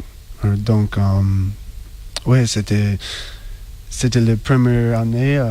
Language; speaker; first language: French; non-native, learner; English